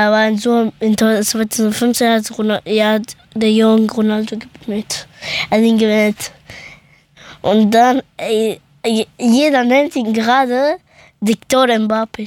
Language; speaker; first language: German; early bilingual, other home language; Persian